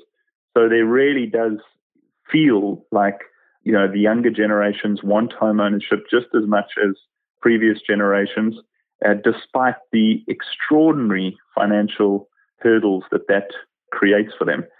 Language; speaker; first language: English; native; English